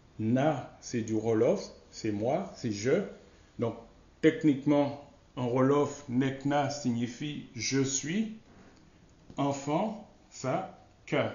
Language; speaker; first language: French; non-native, local second language; Wolof